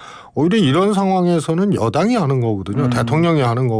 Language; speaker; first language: Korean; native; Korean